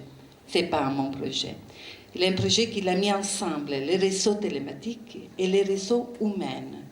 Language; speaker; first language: French; non-native, learner; Italian